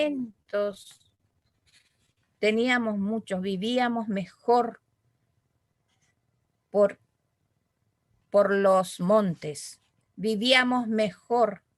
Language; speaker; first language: Spanish; non-native, local second language; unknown